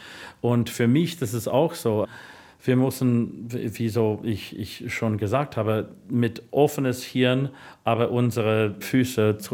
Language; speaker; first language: German; non-native, fluent; English